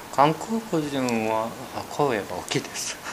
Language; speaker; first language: Japanese; non-native, learner; Korean